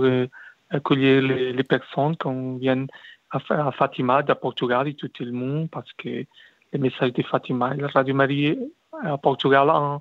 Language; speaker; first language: French; non-native, learner; Portuguese